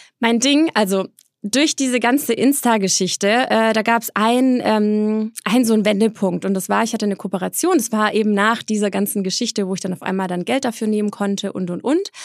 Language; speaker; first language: German; early bilingual, other home language; Polish